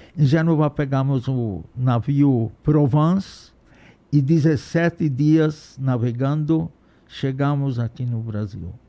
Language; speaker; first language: Portuguese; non-native, fluent; Hungarian